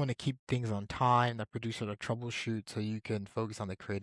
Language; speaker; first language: English; native; English